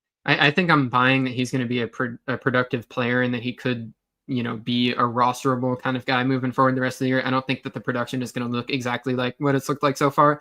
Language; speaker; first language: English; native; English